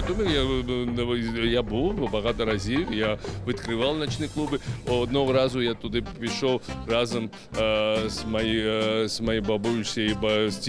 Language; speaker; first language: Ukrainian; non-native, learner; Georgian